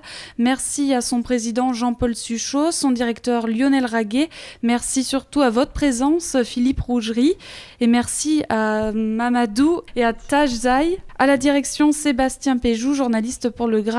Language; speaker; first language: French; native; French